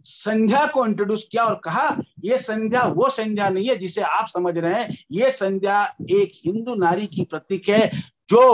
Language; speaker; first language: Hindi; native; Hindi